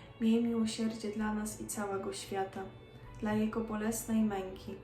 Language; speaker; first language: Polish; native; Polish